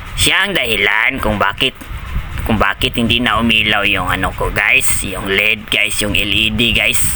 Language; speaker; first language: Filipino; non-native, local second language; Cebuano